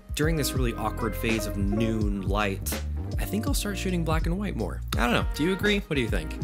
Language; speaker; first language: English; native; English